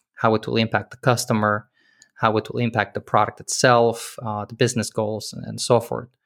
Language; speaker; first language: English; early bilingual, other home language; Russian